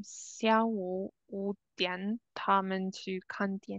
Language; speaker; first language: Chinese; non-native, learner; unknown